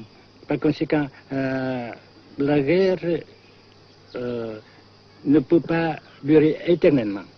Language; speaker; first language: French; non-native, local second language; Vietnamese